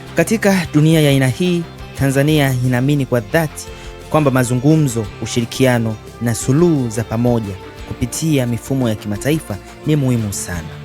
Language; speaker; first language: Swahili; native; Swahili